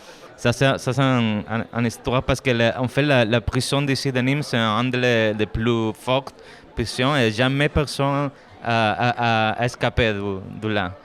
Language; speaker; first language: French; non-native, learner; Spanish